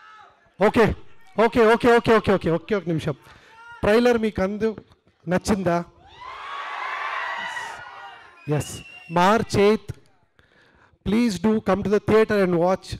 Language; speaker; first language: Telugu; non-native, learner; Kannada